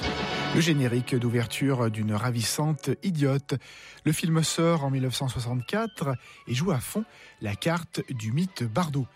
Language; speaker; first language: French; native; French